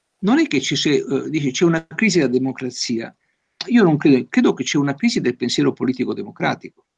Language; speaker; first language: Italian; native; Italian